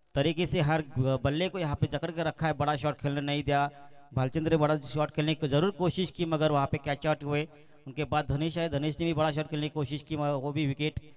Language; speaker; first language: Hindi; non-native, local second language; Marathi